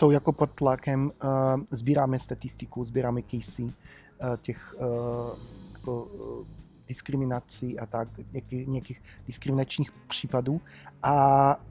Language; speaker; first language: Czech; non-native, fluent; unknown